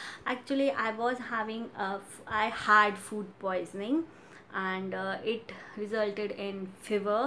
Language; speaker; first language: English; non-native, local second language; Hindi